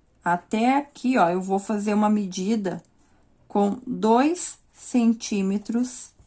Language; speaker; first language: Portuguese; native; Portuguese